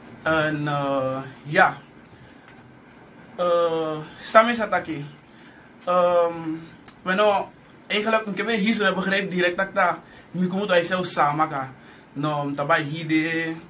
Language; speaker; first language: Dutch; non-native, local second language; Sranan Tongo